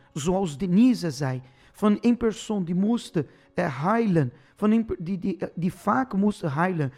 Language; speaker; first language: Dutch; non-native, fluent; Portuguese